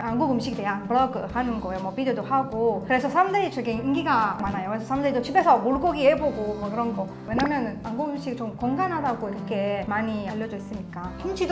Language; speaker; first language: Korean; non-native, fluent; Italian